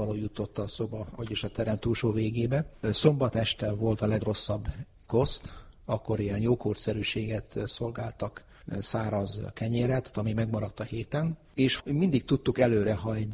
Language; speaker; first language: Hungarian; early bilingual, heritage; Hungarian